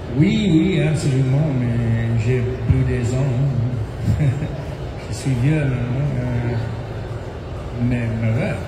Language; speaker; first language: French; non-native, learner; English